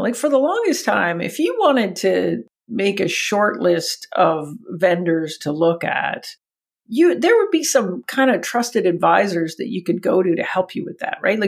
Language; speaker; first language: English; native; English